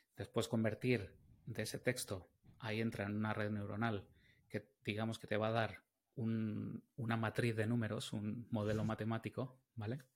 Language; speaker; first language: Spanish; native; Spanish